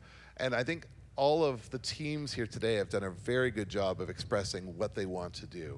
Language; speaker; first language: English; native; English